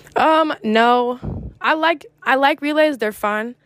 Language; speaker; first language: English; early bilingual, other home language; Greek